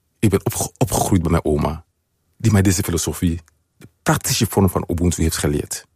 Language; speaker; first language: Dutch; non-native, fluent; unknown